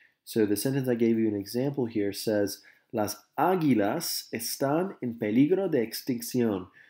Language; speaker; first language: Spanish; non-native, fluent; English